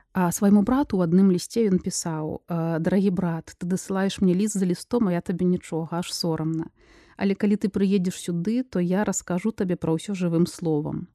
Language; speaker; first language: Belarusian; non-native, local second language; Russian